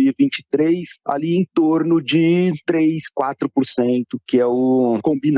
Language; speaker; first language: Portuguese; native; Portuguese